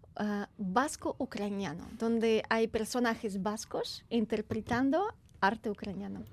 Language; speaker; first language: Spanish; non-native, fluent; Ukrainian